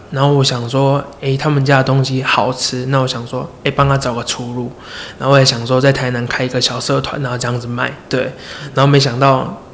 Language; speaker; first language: Chinese; native; Chinese